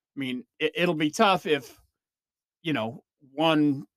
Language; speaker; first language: English; native; English